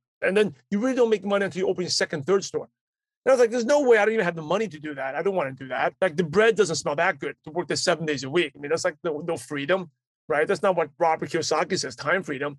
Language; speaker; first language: English; early bilingual, other home language; Cantonese